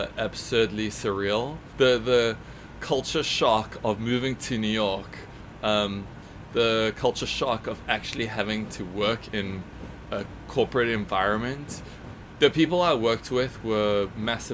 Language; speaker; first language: English; native; English